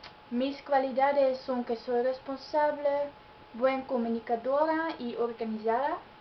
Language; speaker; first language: Spanish; non-native, learner; Dutch